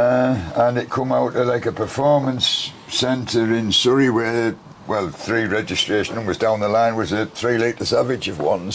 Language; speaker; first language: English; native; English